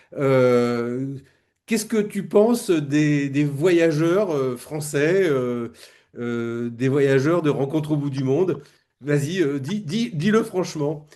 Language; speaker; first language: French; native; French